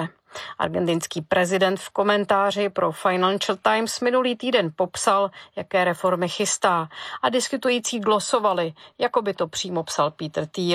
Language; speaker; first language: Czech; native; Czech